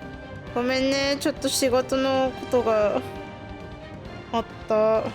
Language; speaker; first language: Japanese; non-native, fluent; Indonesian